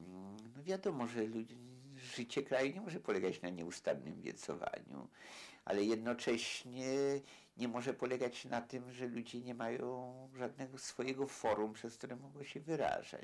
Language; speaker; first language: Polish; native; Polish